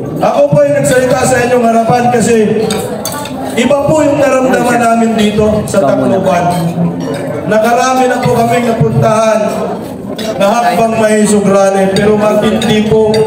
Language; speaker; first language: Filipino; native; Filipino